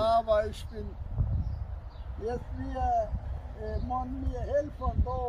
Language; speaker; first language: German; non-native, learner; Turkish